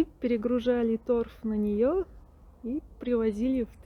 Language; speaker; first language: Russian; native; Russian